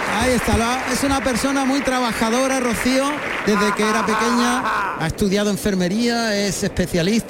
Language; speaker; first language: Spanish; native; Spanish